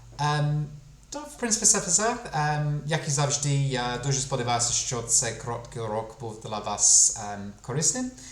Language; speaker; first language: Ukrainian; non-native, fluent; English